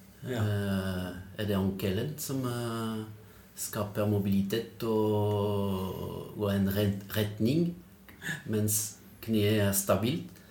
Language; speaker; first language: Norwegian; non-native, fluent; French